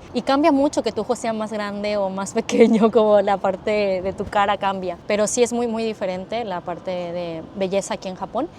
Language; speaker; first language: Spanish; native; Spanish